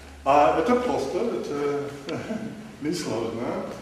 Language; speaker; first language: Russian; non-native, learner; English